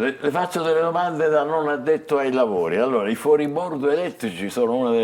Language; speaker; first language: Italian; native; Italian